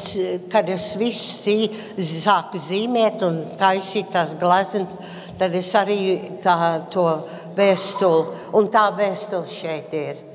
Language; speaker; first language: Latvian; early bilingual, heritage; Latvian